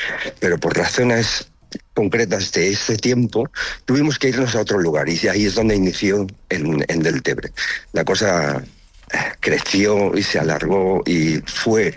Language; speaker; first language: Spanish; native; Spanish